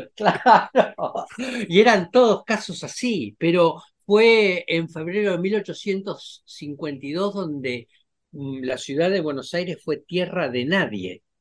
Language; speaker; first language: Spanish; native; Spanish